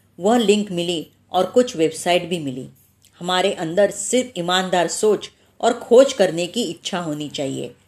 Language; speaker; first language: Hindi; non-native, local second language; Marathi